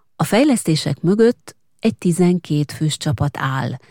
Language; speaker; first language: Hungarian; native; Hungarian